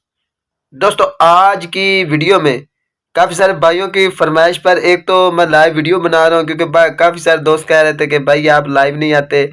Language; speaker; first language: Urdu; native; Urdu